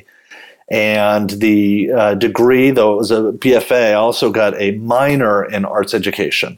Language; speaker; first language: English; native; English